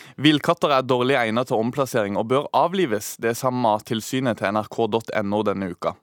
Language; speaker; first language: Norwegian; native; Norwegian